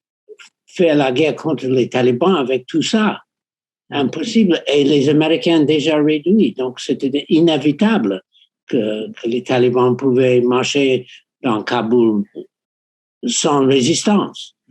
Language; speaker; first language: French; non-native, fluent; English